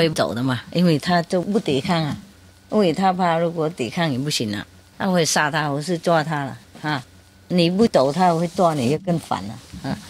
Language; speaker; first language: Chinese; non-native, fluent; Vietnamese